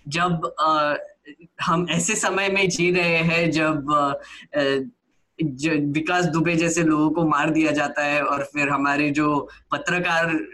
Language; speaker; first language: Hindi; native; Hindi